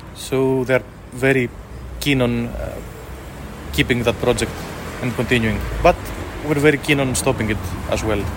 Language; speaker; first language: English; non-native, fluent; Greek